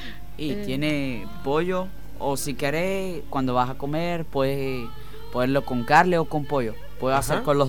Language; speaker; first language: Spanish; non-native, learner; Arabic